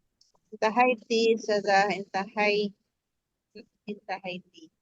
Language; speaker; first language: Arabic; non-native, learner; Indonesian